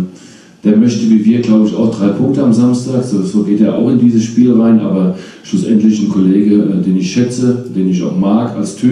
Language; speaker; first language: German; native; German